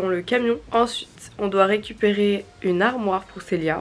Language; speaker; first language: French; native; French